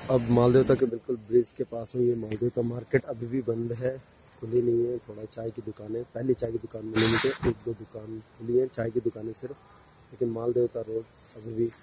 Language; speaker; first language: Hindi; native; Hindi